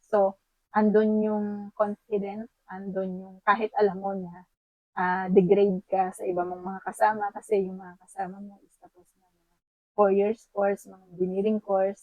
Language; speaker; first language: Filipino; native; Filipino